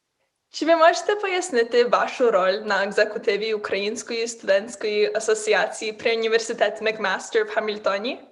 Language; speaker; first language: Ukrainian; early bilingual, heritage; Ukrainian